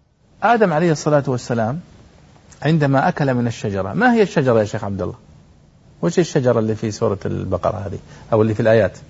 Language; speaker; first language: Arabic; native; Arabic